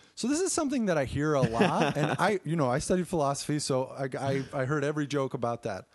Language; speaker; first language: English; native; English